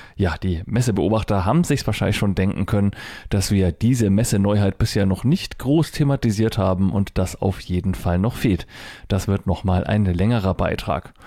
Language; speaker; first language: German; native; German